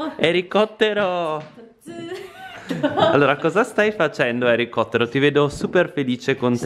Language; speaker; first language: Italian; native; Italian